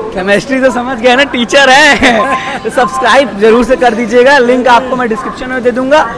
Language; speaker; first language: Hindi; native; Hindi